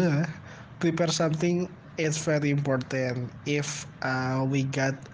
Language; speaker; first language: English; non-native, learner; Indonesian